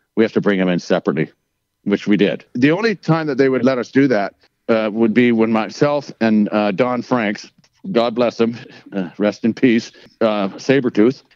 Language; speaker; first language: English; native; English